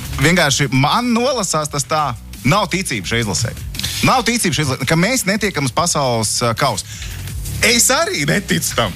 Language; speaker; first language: Latvian; native; Latvian